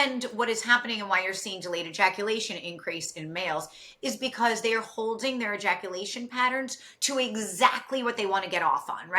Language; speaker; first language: English; native; English